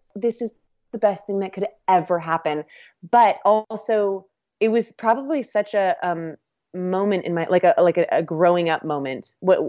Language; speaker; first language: English; native; English